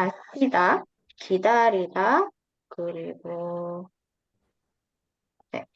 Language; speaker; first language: Korean; non-native, fluent; Indonesian